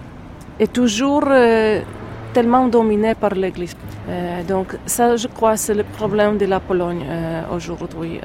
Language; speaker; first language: French; non-native, fluent; Polish